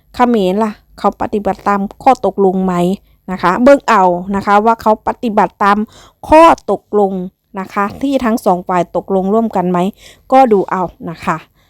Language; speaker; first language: Thai; non-native, local second language; Northeastern Thai